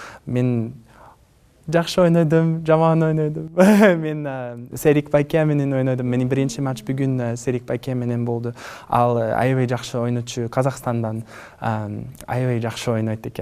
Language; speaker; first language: Kyrgyz; non-native, learner; English